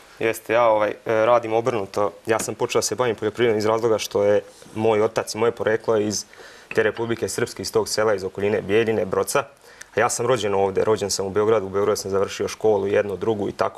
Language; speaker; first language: Croatian; native; Croatian